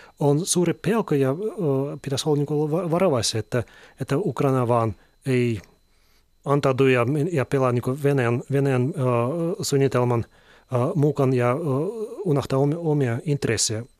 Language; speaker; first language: Finnish; non-native, fluent; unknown